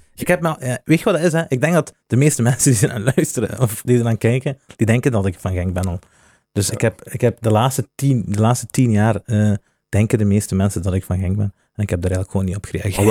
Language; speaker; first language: Dutch; native; Dutch